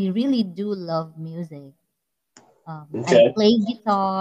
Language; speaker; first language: English; non-native, local second language; Waray